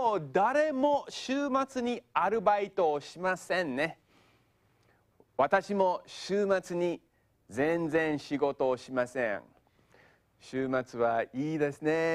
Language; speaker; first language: Japanese; non-native, fluent; English